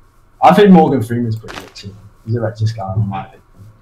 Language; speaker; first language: English; native; English